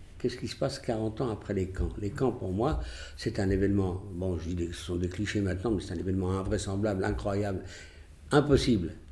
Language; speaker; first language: French; early bilingual, other home language; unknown